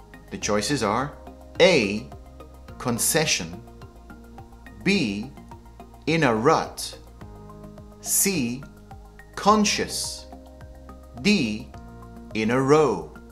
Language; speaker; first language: English; native; English